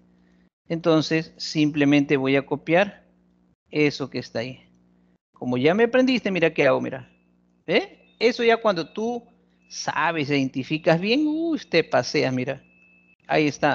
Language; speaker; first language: Spanish; native; Spanish